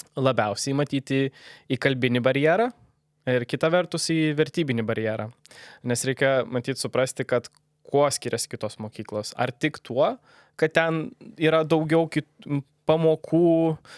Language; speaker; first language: Lithuanian; non-native, local second language; Polish